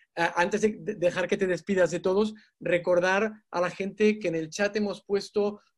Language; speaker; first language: Spanish; native; Spanish